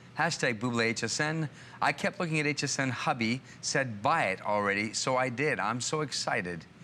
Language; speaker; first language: English; native; English